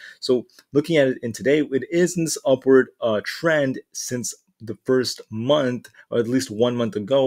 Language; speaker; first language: English; native; English